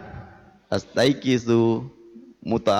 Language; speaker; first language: Arabic; non-native, learner; Indonesian